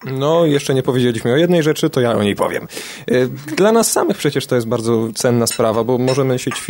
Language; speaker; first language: Polish; native; Polish